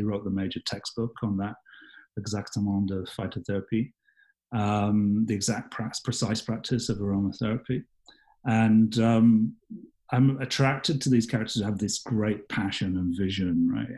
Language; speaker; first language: English; native; English